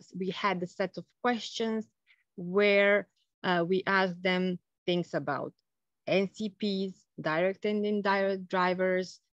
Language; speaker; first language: English; non-native, fluent; Bosnian